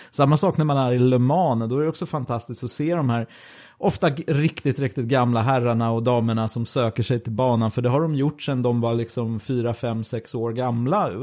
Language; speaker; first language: Swedish; early bilingual, other home language; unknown